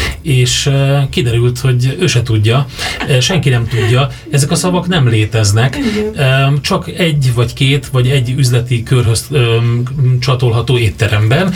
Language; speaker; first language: Hungarian; native; Hungarian